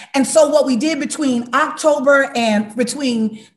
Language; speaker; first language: English; native; English